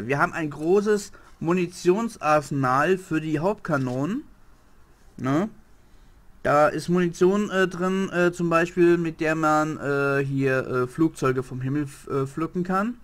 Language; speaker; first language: German; native; German